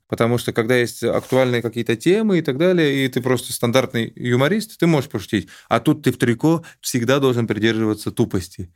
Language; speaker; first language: Russian; native; Russian